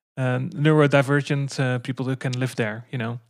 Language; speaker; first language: English; non-native, fluent; Dutch